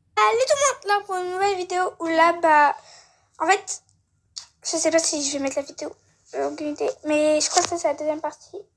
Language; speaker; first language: French; native; French